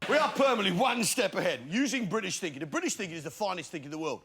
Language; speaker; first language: English; native; English